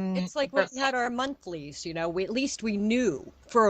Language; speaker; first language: English; native; English